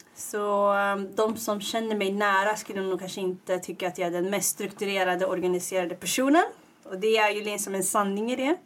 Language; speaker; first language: Swedish; early bilingual, other home language; Tigrinya